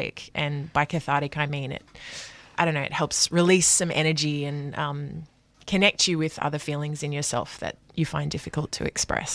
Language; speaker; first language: English; native; English